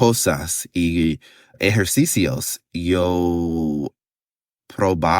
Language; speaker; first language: Spanish; non-native, learner; English